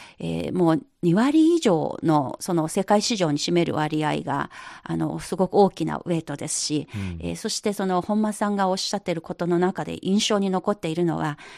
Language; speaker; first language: Japanese; non-native, fluent; Chinese